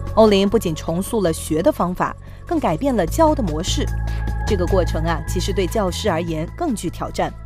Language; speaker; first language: Chinese; native; Chinese